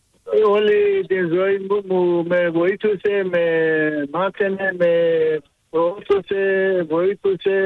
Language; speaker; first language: Greek; early bilingual, heritage; Greek